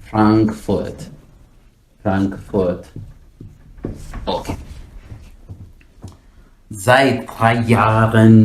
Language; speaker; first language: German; non-native, fluent; Amharic